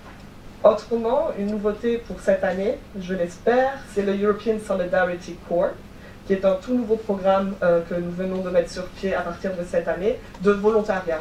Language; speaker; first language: French; native; French